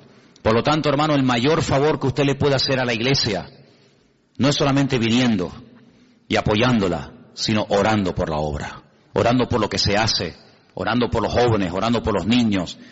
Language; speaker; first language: Spanish; native; Spanish